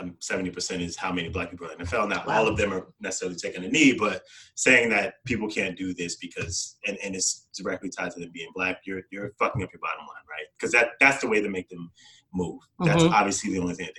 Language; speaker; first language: English; native; English